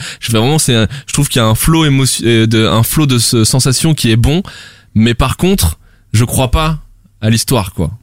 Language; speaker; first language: French; native; French